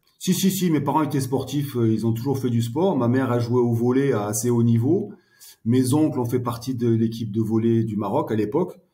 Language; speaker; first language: French; early bilingual, heritage; French